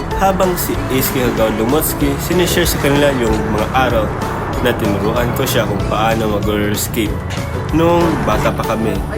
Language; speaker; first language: Filipino; non-native, local second language; Cebuano